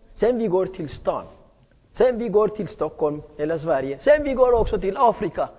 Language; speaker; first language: Swedish; non-native, fluent; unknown